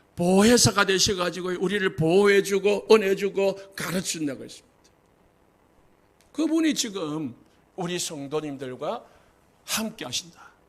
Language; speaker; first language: Korean; native; Korean